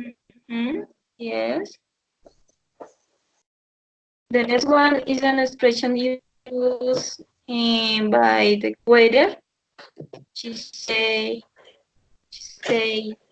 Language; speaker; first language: English; non-native, learner; Spanish